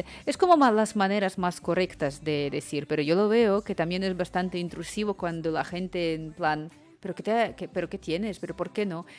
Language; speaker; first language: Spanish; non-native, fluent; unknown